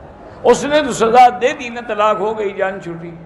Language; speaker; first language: Urdu; native; Urdu